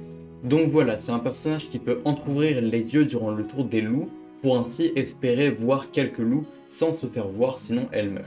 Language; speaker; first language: French; native; French